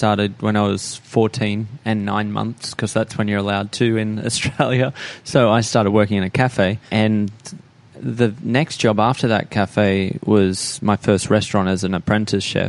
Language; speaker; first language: English; native; English